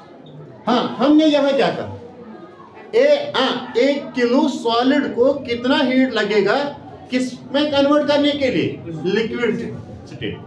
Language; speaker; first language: Hindi; non-native, local second language; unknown